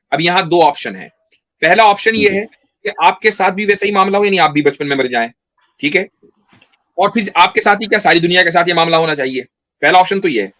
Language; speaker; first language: Urdu; native; Urdu